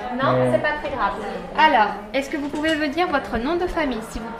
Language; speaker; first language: French; native; French